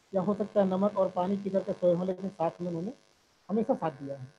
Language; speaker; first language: Hindi; native; Hindi